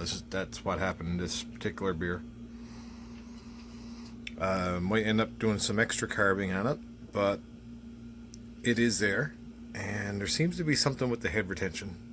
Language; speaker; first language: English; native; English